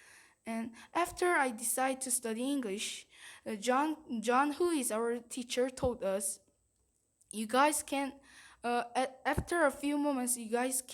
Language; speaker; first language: English; non-native, learner; Korean